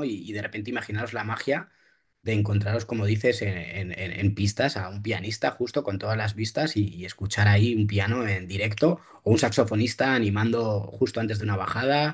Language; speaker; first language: Spanish; native; Spanish